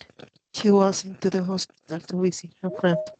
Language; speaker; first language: English; non-native, learner; Spanish